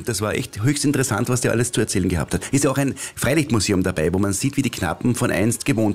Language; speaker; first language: German; native; German